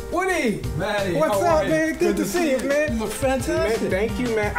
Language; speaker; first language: English; native; English